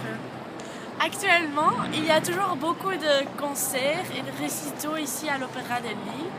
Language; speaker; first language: French; non-native, learner; Dutch